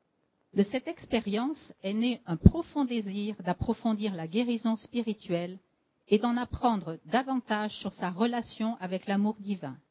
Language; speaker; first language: French; native; French